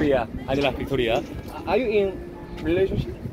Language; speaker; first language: English; non-native, learner; Korean